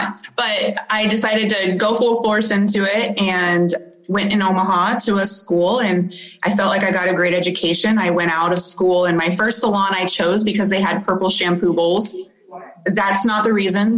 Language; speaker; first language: English; native; English